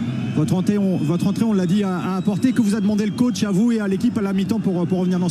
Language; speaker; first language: French; native; French